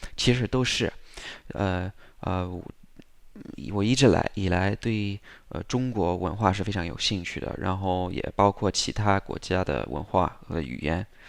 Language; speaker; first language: Chinese; non-native, fluent; English